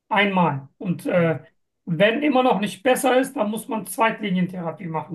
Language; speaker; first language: German; non-native, fluent; Turkish